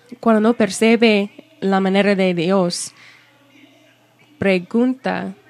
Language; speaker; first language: Spanish; non-native, learner; English